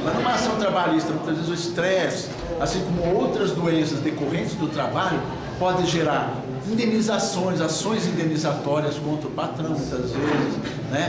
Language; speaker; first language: Portuguese; native; Portuguese